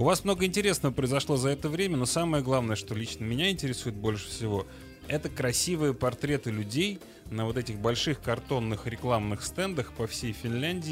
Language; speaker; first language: Russian; native; Russian